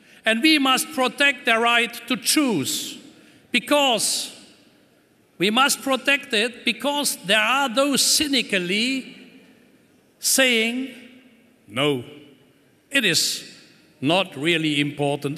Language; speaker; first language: English; non-native, fluent; German